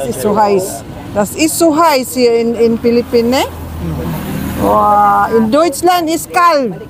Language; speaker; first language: German; non-native, learner; Filipino